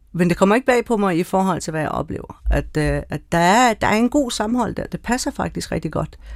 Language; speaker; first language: Danish; early bilingual, other home language; Persian